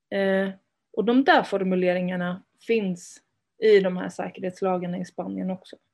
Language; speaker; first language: Swedish; early bilingual, other home language; Spanish